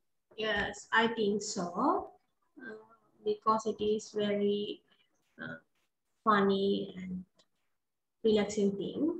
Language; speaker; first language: English; non-native, learner; Sinhala